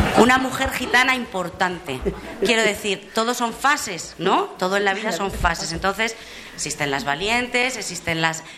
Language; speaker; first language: Spanish; native; Spanish